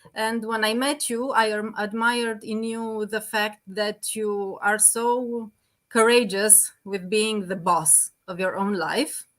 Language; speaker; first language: English; non-native, fluent; Romanian